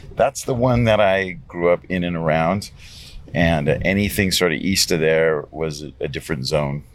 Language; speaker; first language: English; native; English